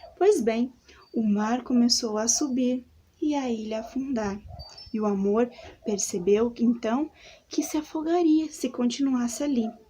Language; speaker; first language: Portuguese; native; Portuguese